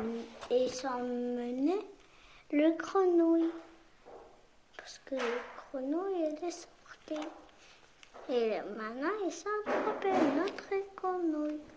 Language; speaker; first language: French; non-native, local second language; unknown